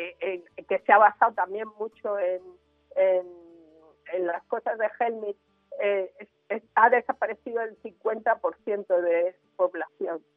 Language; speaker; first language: Spanish; native; Spanish